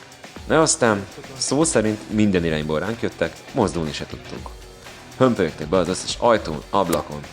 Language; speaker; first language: Hungarian; native; Hungarian